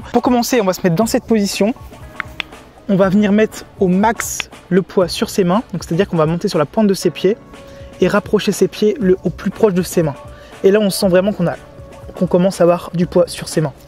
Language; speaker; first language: French; native; French